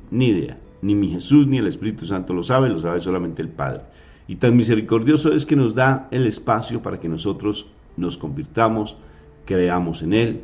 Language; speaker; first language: Spanish; native; Spanish